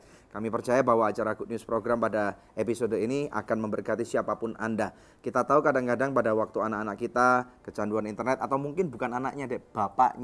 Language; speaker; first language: Indonesian; native; Indonesian